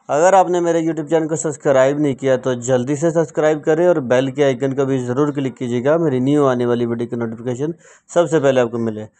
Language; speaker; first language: Urdu; native; Urdu